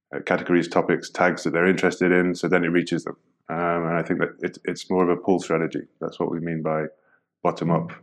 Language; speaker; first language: English; native; English